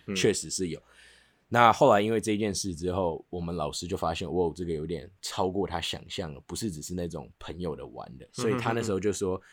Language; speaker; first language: Chinese; non-native, local second language; English